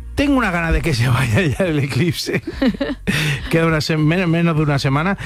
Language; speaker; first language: Spanish; native; Spanish